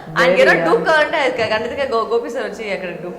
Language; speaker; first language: Telugu; non-native, local second language; Tamil